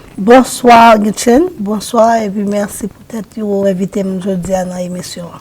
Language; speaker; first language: Haitian Creole; native; Haitian Creole